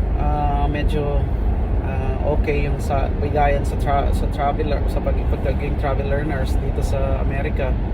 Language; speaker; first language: Filipino; native; Filipino